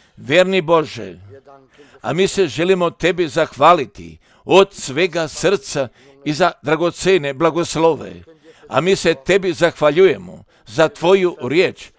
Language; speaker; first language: Croatian; early bilingual, heritage; Croatian